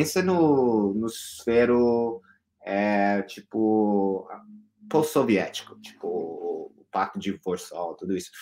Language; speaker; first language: Portuguese; non-native, fluent; English